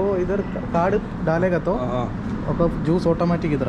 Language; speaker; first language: Hindi; non-native, local second language; Malayalam